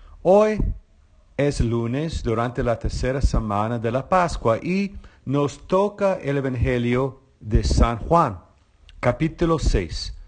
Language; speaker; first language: Spanish; non-native, fluent; English